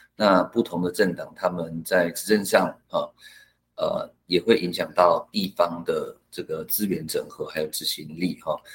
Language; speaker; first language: Chinese; non-native, local second language; Hakka Chinese